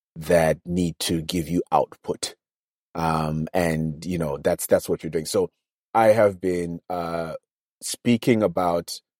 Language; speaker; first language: English; non-native, local second language; Shona